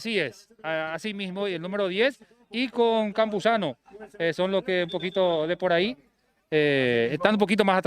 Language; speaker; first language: Spanish; native; Spanish